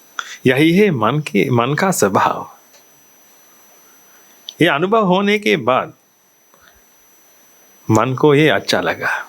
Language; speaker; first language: Hindi; non-native, fluent; Sinhala